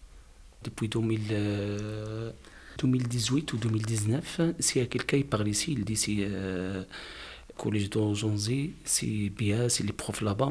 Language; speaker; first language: French; non-native, learner; Arabic